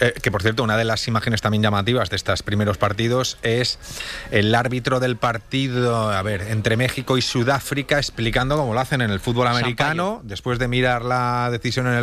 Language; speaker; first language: Spanish; native; Spanish